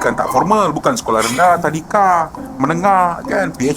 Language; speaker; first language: Malay; native; Malay